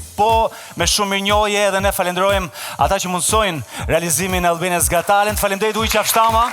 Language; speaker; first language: Albanian; native; Albanian